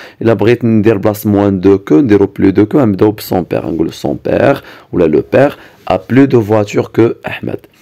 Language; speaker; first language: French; non-native, local second language; Arabic